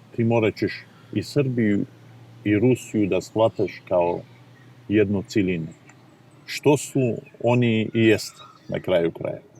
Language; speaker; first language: Serbian; non-native, fluent; Ossetic